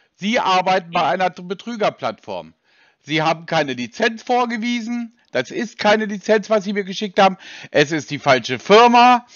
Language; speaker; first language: German; native; German